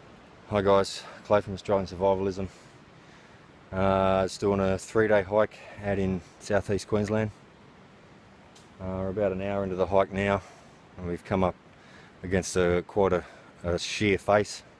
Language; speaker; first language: English; native; English